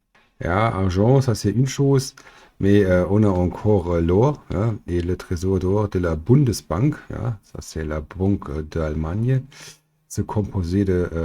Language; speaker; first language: French; non-native, learner; German